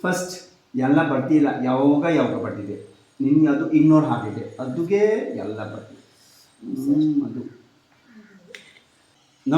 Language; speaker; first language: Kannada; non-native, local second language; Tibetan